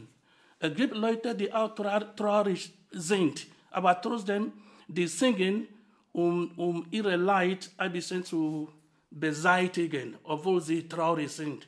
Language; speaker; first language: German; non-native, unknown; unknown